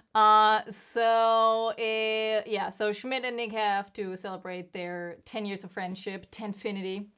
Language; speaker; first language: English; non-native, fluent; German